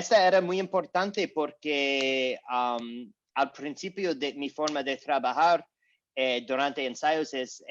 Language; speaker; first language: Spanish; non-native, learner; English